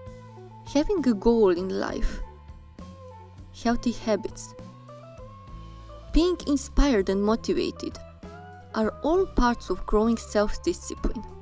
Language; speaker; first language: English; non-native, fluent; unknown